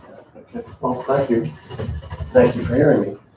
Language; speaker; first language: English; native; English